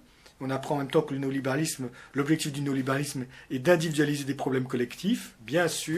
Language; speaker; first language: French; native; French